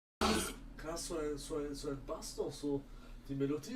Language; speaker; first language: German; native; German